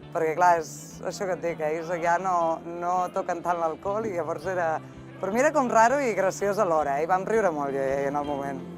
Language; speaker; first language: Catalan; native; Catalan